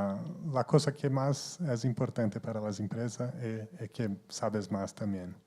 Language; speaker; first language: Spanish; non-native, fluent; Portuguese